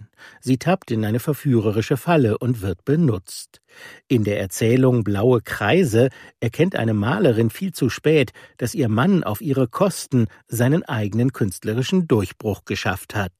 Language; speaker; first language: German; native; German